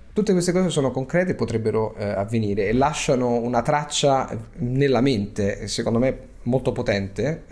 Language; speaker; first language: Italian; native; Italian